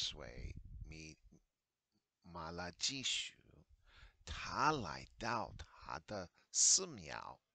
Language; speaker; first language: Chinese; non-native, fluent; English